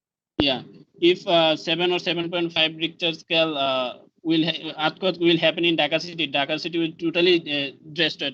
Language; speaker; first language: English; non-native, learner; Bangla